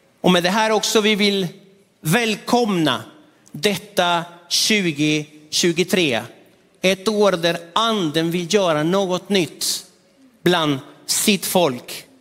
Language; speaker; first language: Swedish; non-native, fluent; Spanish